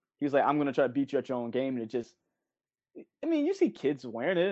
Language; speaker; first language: English; native; English